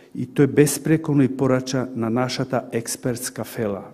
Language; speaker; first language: Macedonian; native; Macedonian